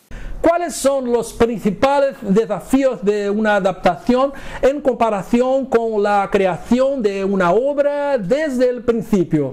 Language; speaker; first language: Spanish; non-native, fluent; Portuguese